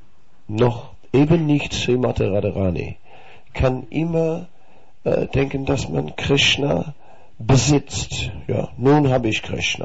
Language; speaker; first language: German; non-native, fluent; Dutch